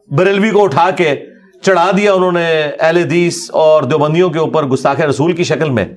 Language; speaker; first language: Urdu; non-native, local second language; Punjabi